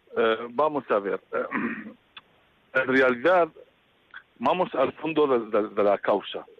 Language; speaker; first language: Spanish; non-native, fluent; Arabic